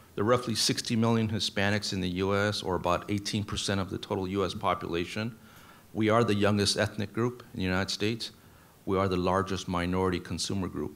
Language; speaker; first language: English; native; English